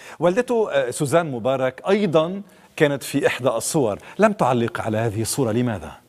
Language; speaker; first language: Arabic; native; Arabic